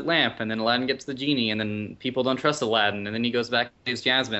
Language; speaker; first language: English; native; English